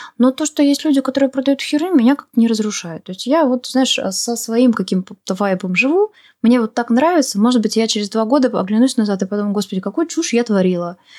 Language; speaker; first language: Russian; native; Russian